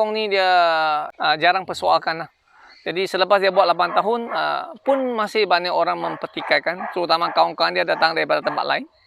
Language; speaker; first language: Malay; non-native, local second language; Chinese